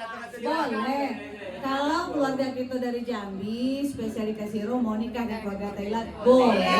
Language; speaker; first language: Indonesian; non-native, fluent; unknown